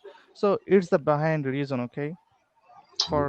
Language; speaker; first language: English; non-native, learner; Bangla